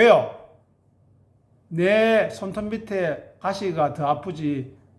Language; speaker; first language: Korean; native; Korean